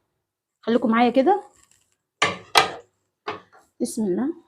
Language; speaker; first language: Arabic; native; Arabic